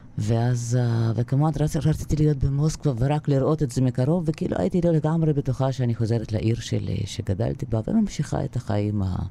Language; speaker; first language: Hebrew; non-native, fluent; Russian